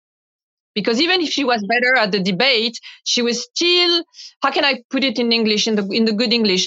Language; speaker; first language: English; non-native, fluent; French